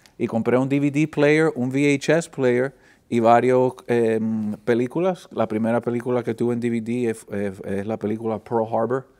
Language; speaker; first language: Spanish; early bilingual, heritage; Spanish